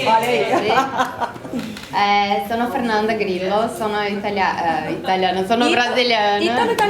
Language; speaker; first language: Italian; non-native, learner; Portuguese